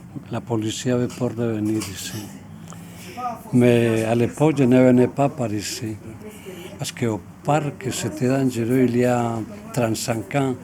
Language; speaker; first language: French; non-native, fluent; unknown